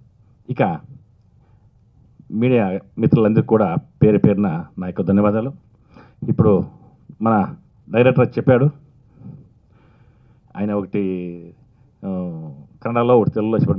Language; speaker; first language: Telugu; native; Telugu